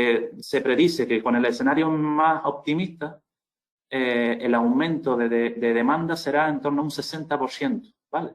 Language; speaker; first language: Spanish; native; Spanish